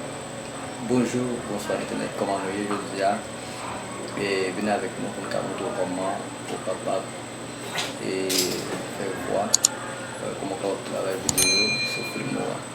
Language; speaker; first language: French; non-native, learner; Haitian Creole